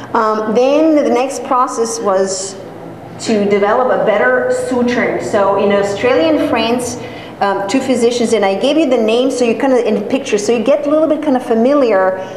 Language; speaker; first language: English; non-native, fluent; Serbian